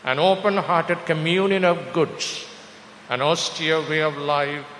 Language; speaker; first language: English; non-native, local second language; Malayalam